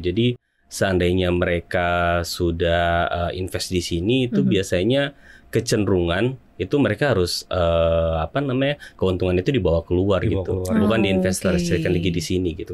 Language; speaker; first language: Indonesian; native; Indonesian